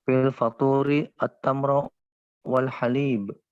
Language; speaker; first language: Arabic; non-native, learner; Indonesian